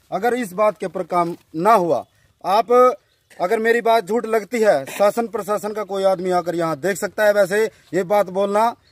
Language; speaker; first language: Hindi; native; Hindi